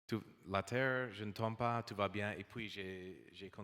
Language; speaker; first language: French; non-native, learner; English